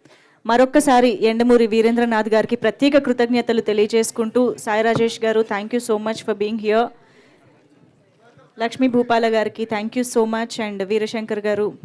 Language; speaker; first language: Telugu; native; Telugu